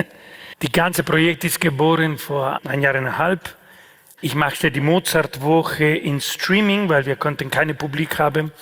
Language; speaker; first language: German; non-native, fluent; Spanish